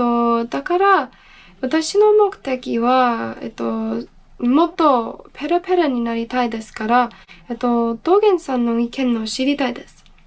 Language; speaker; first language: Japanese; non-native, learner; English